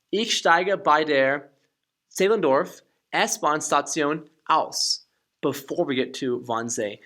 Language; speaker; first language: German; non-native, fluent; English